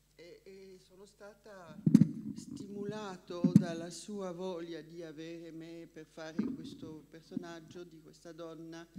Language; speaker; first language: Italian; non-native, fluent; French